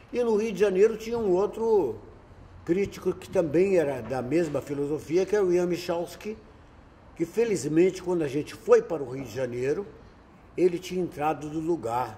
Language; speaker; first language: Portuguese; native; Portuguese